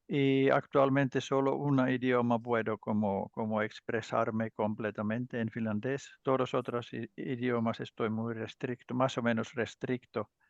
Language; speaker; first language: Spanish; non-native, learner; Finnish